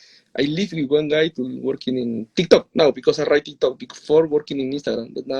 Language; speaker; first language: English; non-native, learner; Spanish